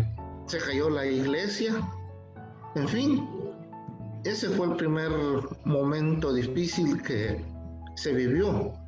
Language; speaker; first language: Spanish; native; Spanish